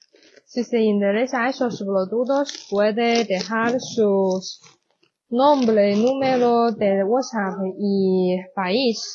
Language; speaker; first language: Spanish; non-native, learner; Chinese